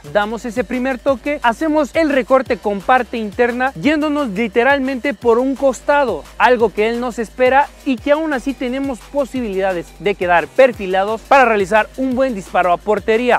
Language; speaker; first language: Spanish; native; Spanish